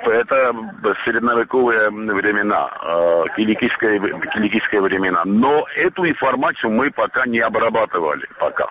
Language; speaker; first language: Russian; non-native, local second language; Armenian